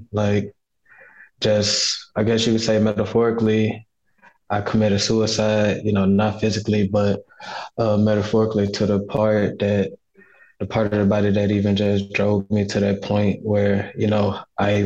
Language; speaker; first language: English; native; English